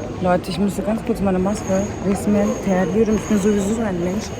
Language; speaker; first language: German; early bilingual, other home language; Turkish